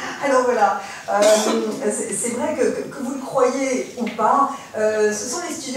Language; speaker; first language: French; native; French